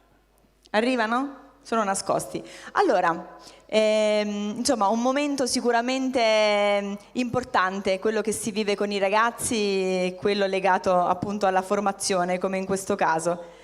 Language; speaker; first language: Italian; native; Italian